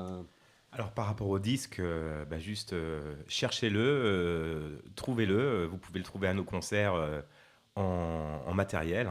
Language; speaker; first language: French; native; French